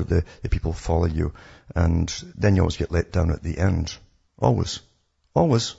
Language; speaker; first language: English; native; English